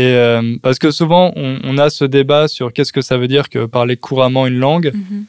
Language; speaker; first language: French; native; French